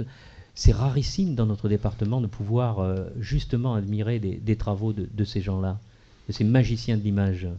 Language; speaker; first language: French; native; French